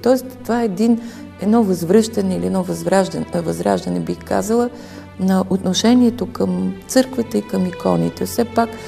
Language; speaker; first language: Bulgarian; native; Bulgarian